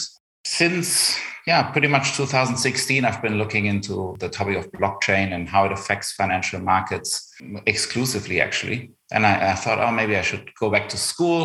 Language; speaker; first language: English; non-native, fluent; German